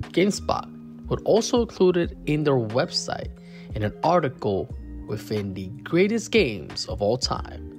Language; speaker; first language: English; native; English